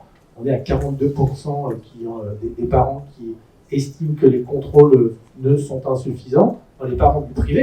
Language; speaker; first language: French; native; French